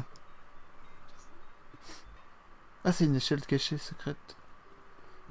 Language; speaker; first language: French; native; French